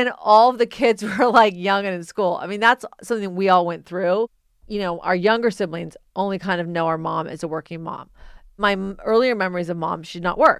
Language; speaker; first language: English; native; English